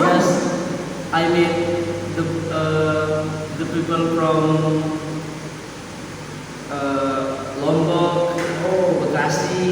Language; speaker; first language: English; non-native, learner; Indonesian